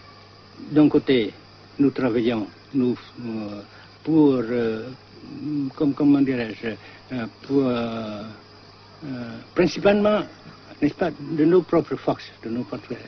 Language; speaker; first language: French; non-native, fluent; Vietnamese